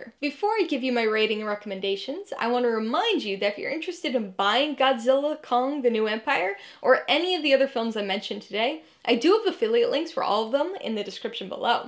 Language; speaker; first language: English; native; English